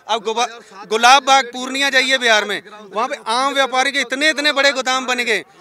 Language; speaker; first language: Hindi; native; Hindi